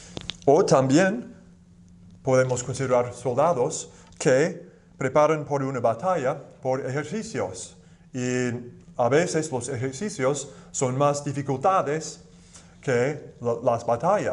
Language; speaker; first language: Spanish; non-native, fluent; English